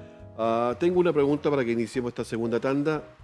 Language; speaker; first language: Spanish; native; Spanish